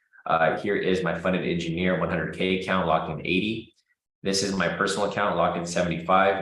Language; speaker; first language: English; native; English